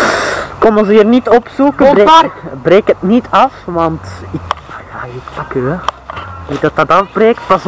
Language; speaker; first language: Dutch; native; Dutch